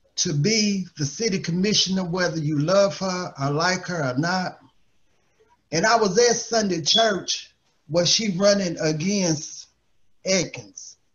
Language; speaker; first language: English; native; English